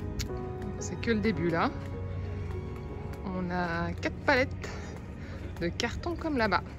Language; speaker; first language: French; native; French